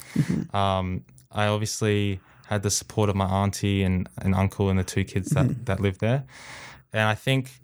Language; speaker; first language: English; native; English